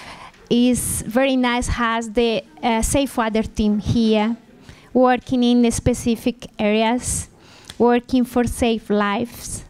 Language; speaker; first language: English; non-native, learner; Portuguese